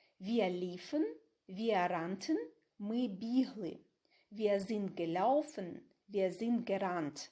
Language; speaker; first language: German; non-native, fluent; Ukrainian